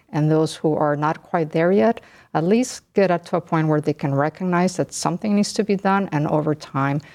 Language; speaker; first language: English; early bilingual, other home language; Spanish